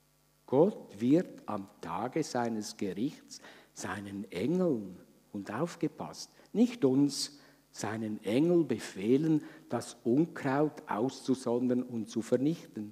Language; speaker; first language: German; native; German